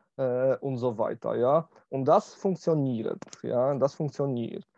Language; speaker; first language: German; non-native, learner; Polish